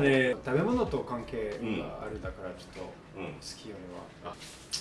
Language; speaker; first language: Japanese; non-native, learner; French